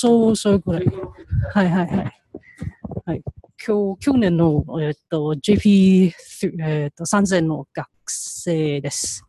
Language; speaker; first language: Japanese; non-native, learner; Chinese